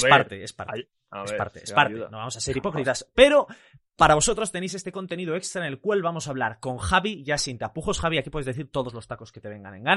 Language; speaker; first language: Spanish; native; Spanish